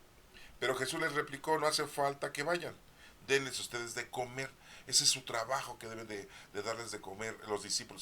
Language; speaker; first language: Spanish; native; Spanish